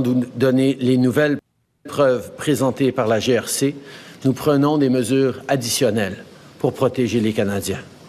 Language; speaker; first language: French; non-native, local second language; English